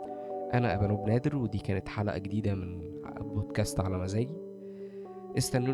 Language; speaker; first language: Arabic; native; Arabic